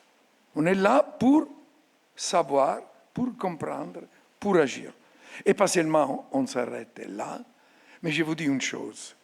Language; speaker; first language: French; non-native, fluent; Italian